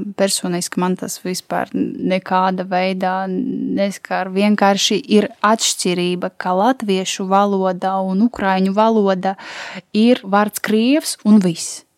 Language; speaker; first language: Latvian; non-native, local second language; Russian